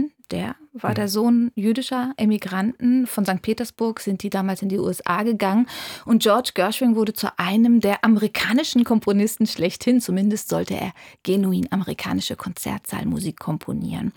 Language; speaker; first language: German; native; German